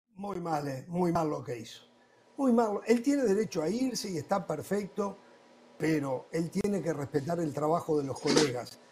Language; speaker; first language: Spanish; native; Spanish